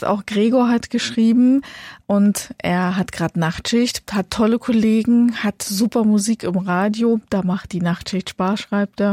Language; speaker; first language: German; native; German